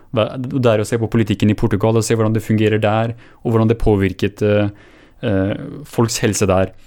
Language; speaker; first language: Norwegian; early bilingual, other home language; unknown